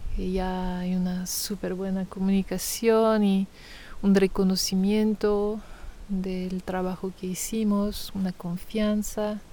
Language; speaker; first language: Spanish; non-native, fluent; French